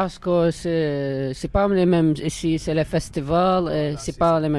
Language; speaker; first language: French; non-native, learner; Arabic